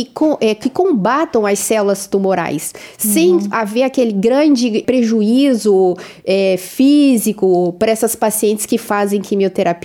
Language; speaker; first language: Portuguese; native; Portuguese